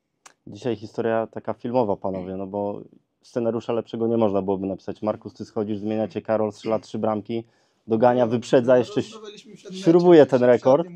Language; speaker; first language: Polish; native; Polish